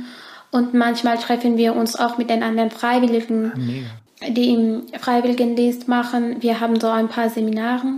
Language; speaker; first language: German; non-native, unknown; Turkish